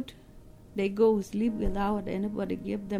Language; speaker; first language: English; non-native, learner; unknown